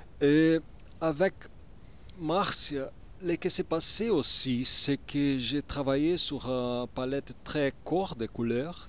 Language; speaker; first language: French; non-native, learner; Portuguese